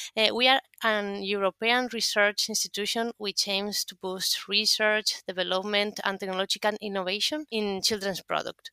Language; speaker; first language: English; non-native, fluent; Spanish